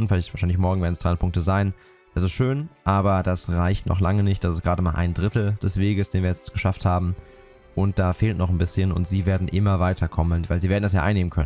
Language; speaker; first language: German; native; German